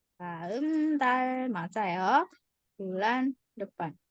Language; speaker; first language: Korean; non-native, fluent; Indonesian